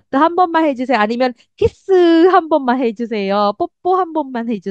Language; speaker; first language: Korean; non-native, fluent; Indonesian